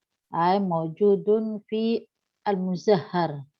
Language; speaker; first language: Arabic; non-native, fluent; Indonesian